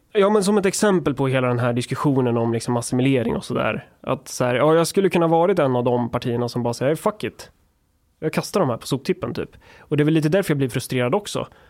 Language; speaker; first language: Swedish; native; Swedish